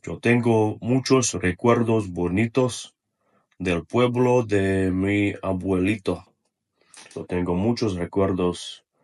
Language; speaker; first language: Spanish; non-native, learner; Russian